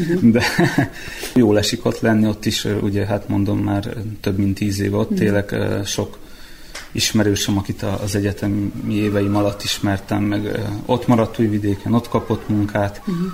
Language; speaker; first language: Hungarian; native; Hungarian